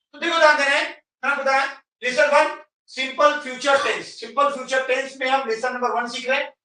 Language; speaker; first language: Hindi; non-native, local second language; Marathi